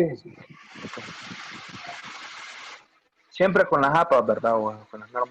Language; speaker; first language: Spanish; native; Spanish